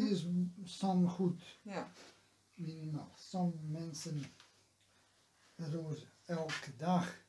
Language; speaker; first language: Dutch; non-native, learner; Serbian